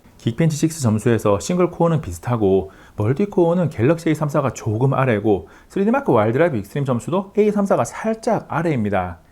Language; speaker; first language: Korean; native; Korean